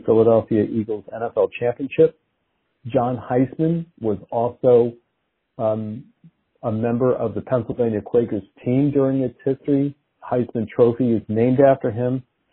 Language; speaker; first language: English; native; English